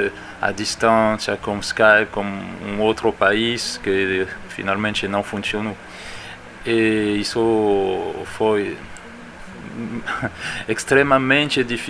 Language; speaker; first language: Portuguese; non-native, fluent; French